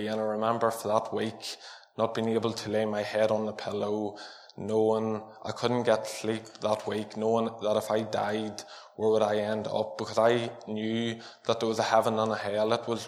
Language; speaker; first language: English; native; English